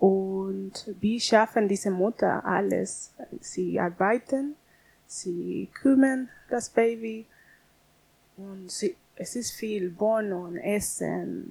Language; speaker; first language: German; non-native, learner; Spanish